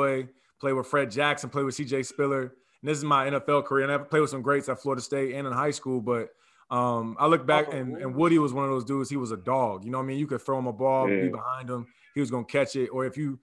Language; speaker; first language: English; native; English